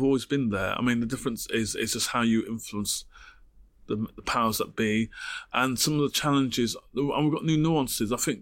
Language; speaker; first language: English; native; English